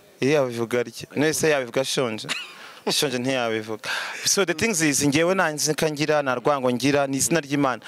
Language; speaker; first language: Kinyarwanda; early bilingual, heritage; Kinyarwanda